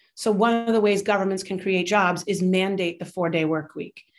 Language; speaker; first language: English; native; English